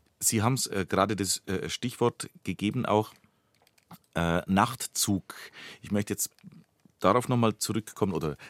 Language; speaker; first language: German; native; German